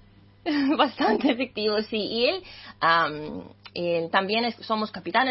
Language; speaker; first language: Spanish; non-native, fluent; Russian